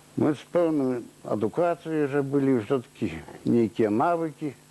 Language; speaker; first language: Russian; non-native, local second language; Belarusian